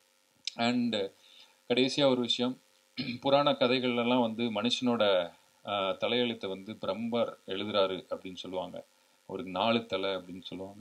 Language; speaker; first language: Tamil; native; Tamil